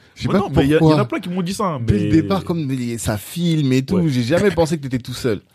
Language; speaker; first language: French; native; French